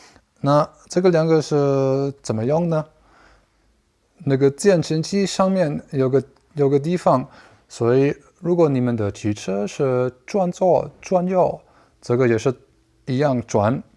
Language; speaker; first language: Chinese; non-native, learner; German